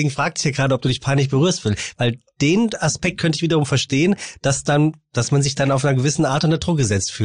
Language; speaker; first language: German; native; German